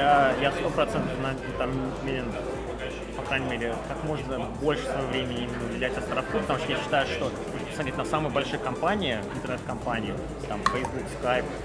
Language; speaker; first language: Russian; early bilingual, heritage; Russian